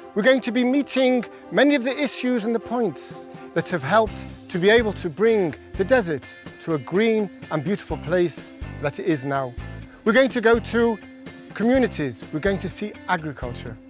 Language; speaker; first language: English; native; English